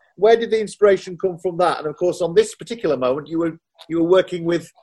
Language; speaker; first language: English; native; English